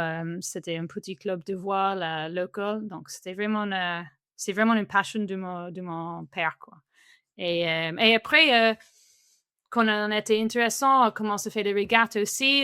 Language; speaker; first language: French; non-native, fluent; English